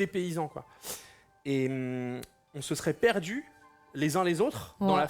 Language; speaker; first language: French; native; French